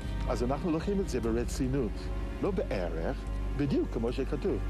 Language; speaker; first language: Hebrew; non-native, fluent; English